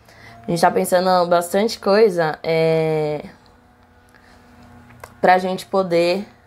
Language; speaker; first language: Portuguese; native; Portuguese